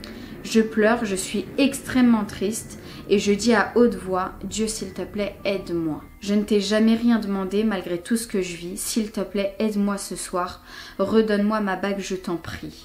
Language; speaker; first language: French; native; French